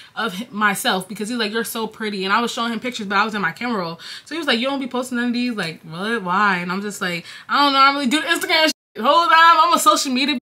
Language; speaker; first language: English; native; English